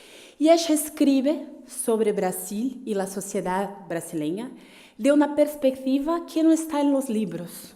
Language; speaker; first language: Spanish; non-native, fluent; Portuguese